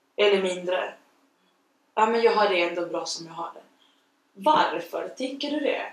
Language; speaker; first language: Swedish; non-native, fluent; Spanish